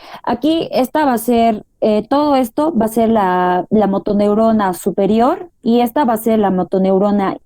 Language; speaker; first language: Spanish; native; Spanish